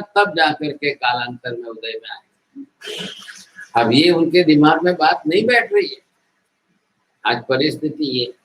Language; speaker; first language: Hindi; non-native, local second language; Gujarati